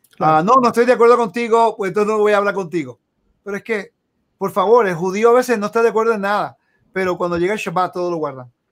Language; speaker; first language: Spanish; early bilingual, heritage; Spanish